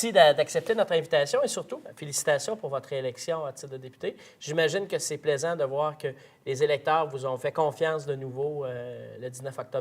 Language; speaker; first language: French; native; French